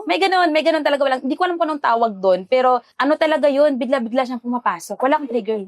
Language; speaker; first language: Filipino; non-native, local second language; Maranao